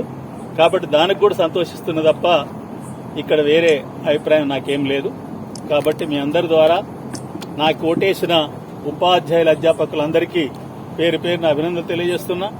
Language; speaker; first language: Telugu; native; Telugu